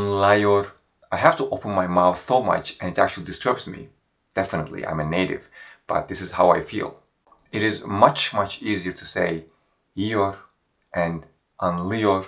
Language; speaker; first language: English; non-native, fluent; Turkish